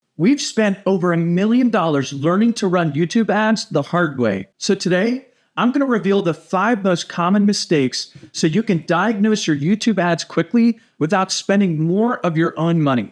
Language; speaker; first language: English; native; English